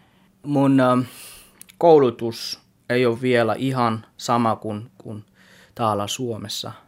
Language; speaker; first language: Finnish; non-native, learner; Tswana